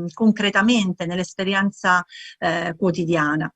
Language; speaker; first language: Italian; native; Italian